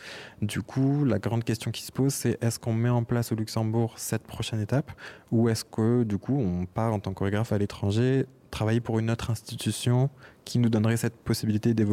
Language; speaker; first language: French; native; French